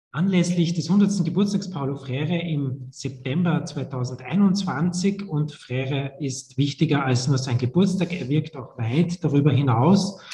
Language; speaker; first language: German; native; German